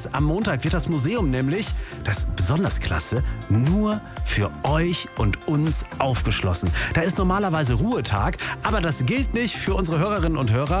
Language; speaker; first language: German; native; German